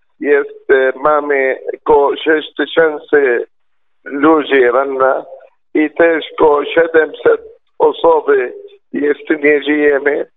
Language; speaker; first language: Polish; non-native, learner; Arabic